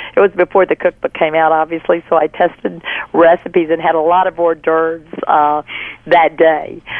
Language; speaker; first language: English; native; English